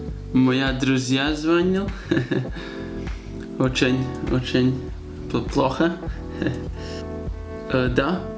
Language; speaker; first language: Russian; non-native, learner; Latvian